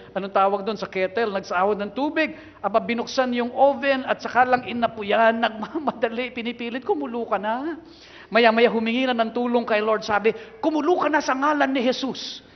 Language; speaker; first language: Filipino; non-native, local second language; Cebuano